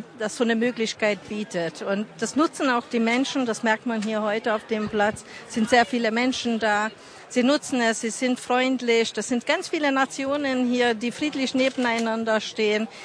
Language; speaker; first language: German; non-native, fluent; Hungarian